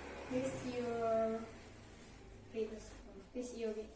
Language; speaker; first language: English; non-native, learner; Indonesian